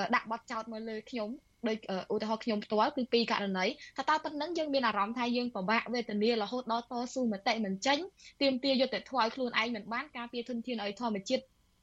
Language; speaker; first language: Khmer; native; Khmer